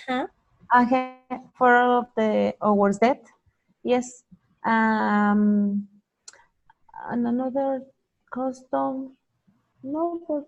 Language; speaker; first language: English; non-native, learner; Spanish